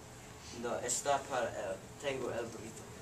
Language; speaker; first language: Spanish; non-native, learner; English